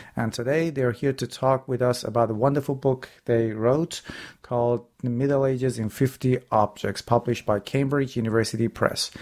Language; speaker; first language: English; non-native, fluent; Persian